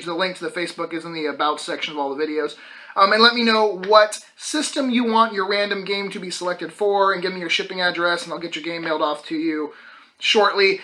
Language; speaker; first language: English; native; English